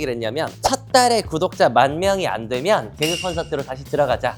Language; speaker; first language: Korean; native; Korean